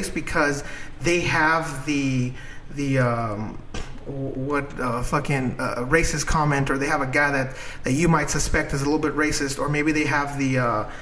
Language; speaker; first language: English; non-native, fluent; Spanish